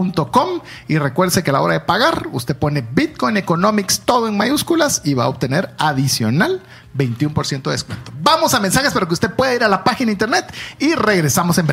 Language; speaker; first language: Spanish; native; Spanish